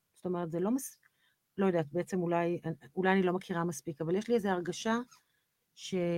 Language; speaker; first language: Hebrew; native; Hebrew